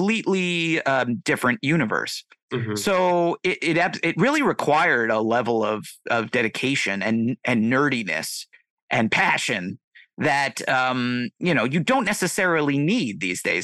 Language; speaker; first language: English; native; English